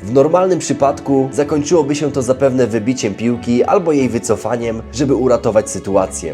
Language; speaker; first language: Polish; native; Polish